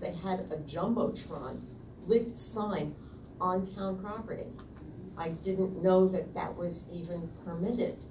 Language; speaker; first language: English; native; English